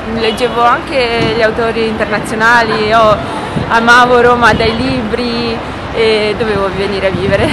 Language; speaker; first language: Italian; non-native, fluent; Romanian